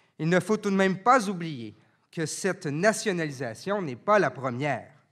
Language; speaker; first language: French; native; French